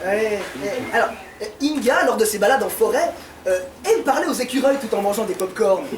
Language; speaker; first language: French; native; French